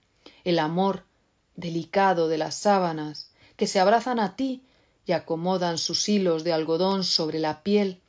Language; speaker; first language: Spanish; native; Spanish